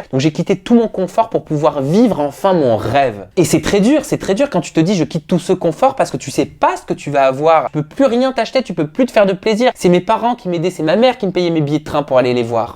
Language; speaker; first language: French; native; French